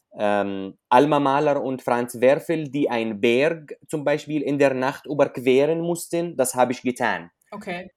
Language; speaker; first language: German; non-native, fluent; Arabic